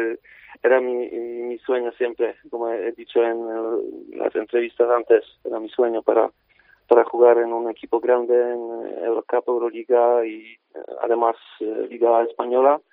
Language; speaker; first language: Spanish; non-native, fluent; Polish